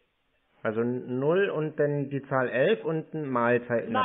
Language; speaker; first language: German; native; German